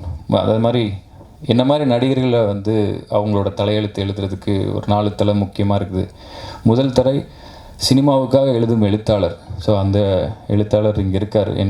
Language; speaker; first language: Tamil; native; Tamil